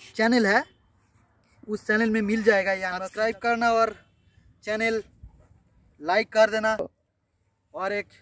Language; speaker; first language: Hindi; non-native, local second language; Bangla